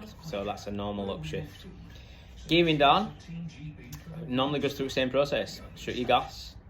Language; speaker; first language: English; native; English